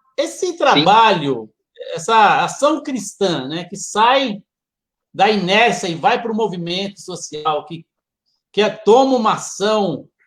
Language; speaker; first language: Portuguese; native; Portuguese